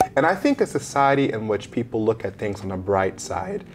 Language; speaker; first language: English; native; English